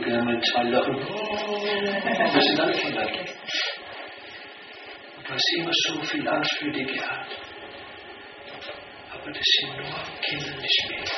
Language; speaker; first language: German; non-native, fluent; Danish